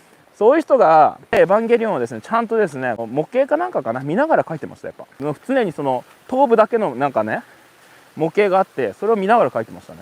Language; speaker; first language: Japanese; native; Japanese